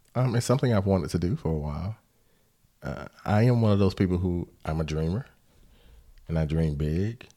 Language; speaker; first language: English; native; English